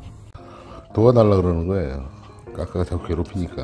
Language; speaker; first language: Korean; native; Korean